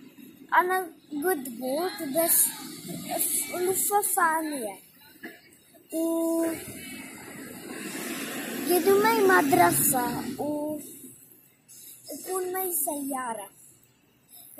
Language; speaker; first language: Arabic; early bilingual, heritage; Arabic